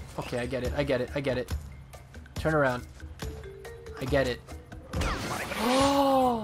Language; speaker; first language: English; native; English